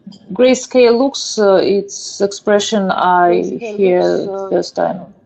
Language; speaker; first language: English; non-native, learner; Russian